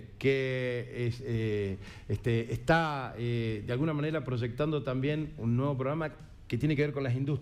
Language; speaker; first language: Spanish; native; Spanish